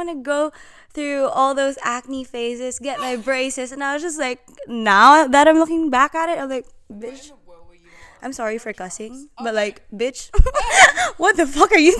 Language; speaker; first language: English; non-native, local second language; Filipino